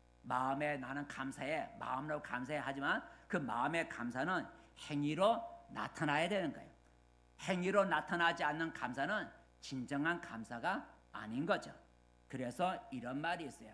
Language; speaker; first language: Korean; native; Korean